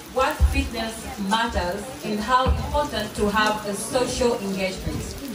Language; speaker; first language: English; non-native, local second language; Swahili